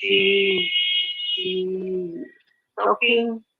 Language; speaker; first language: English; non-native, learner; Spanish